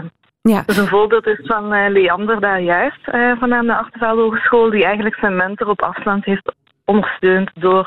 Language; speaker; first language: Dutch; native; Dutch